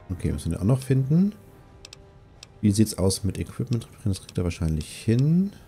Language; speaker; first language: German; native; German